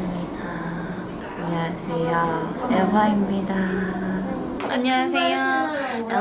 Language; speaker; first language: Korean; non-native, learner; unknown